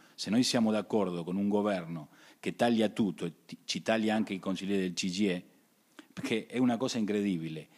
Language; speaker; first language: Italian; early bilingual, heritage; Spanish